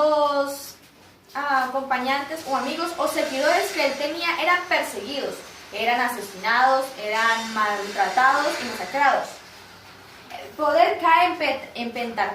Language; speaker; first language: Spanish; native; Spanish